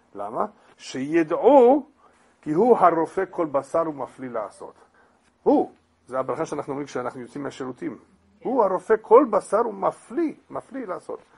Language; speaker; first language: Hebrew; non-native, fluent; English